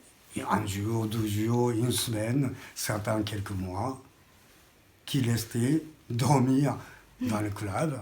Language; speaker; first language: French; non-native, learner; Japanese